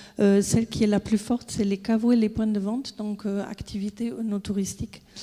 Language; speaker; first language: French; non-native, fluent; German